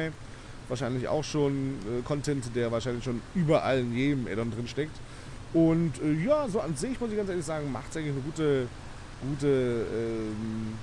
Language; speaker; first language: German; native; German